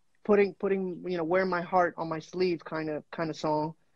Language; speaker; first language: English; non-native, fluent; Spanish